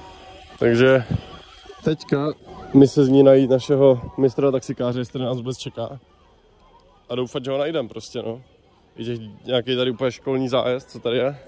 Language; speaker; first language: Czech; native; Czech